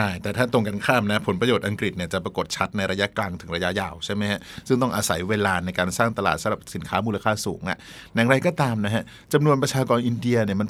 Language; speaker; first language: Thai; native; Thai